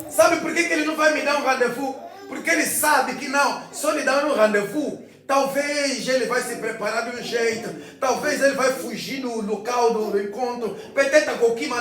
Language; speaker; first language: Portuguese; non-native, fluent; Lingala